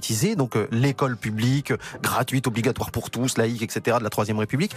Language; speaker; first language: French; native; French